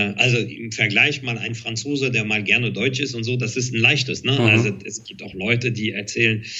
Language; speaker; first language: German; non-native, fluent; French